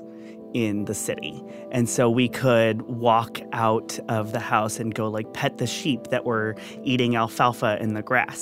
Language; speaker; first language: English; native; English